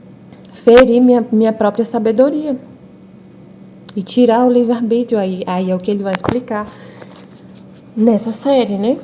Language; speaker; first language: Portuguese; native; Portuguese